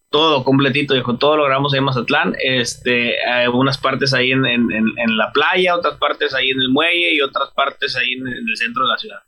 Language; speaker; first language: Spanish; native; Spanish